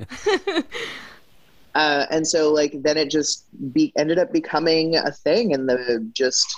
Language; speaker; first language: English; native; English